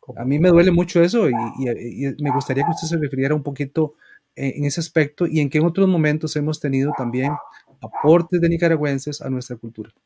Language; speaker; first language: Spanish; native; Spanish